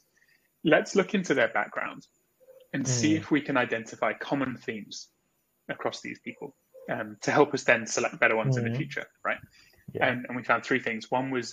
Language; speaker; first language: English; native; English